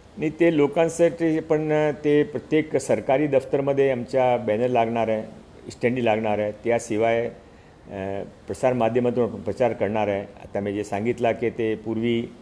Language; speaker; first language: Marathi; non-native, local second language; Hindi